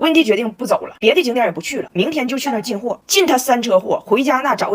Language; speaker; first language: Chinese; native; Chinese